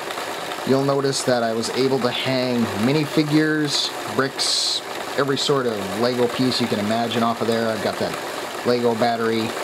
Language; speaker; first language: English; native; English